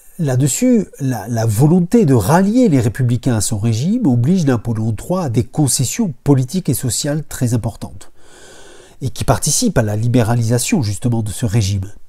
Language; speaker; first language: French; native; French